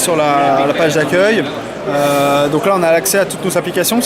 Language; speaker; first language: French; native; French